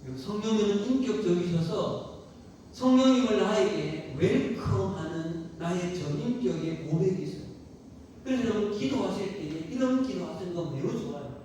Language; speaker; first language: Korean; native; Korean